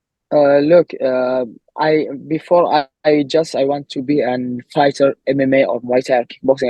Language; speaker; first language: English; non-native, learner; Arabic